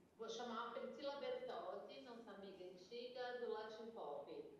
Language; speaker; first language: Portuguese; native; Portuguese